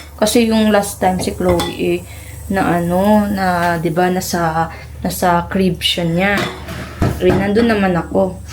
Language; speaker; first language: Filipino; non-native, local second language; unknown